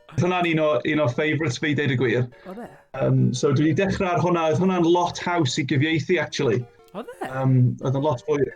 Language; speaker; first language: Welsh; non-native, local second language; English